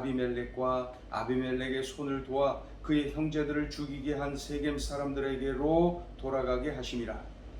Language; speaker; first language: Korean; native; Korean